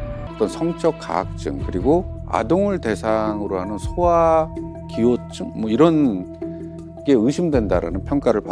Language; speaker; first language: Korean; native; Korean